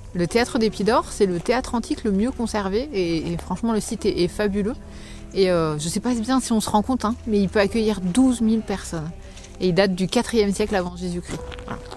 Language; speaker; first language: French; native; French